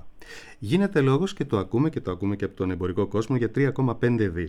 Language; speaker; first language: Greek; native; Greek